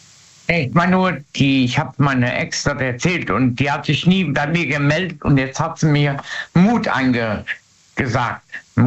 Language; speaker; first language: German; native; German